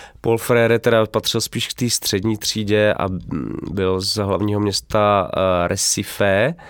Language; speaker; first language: Czech; native; Czech